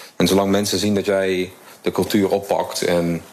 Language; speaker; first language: Dutch; native; Dutch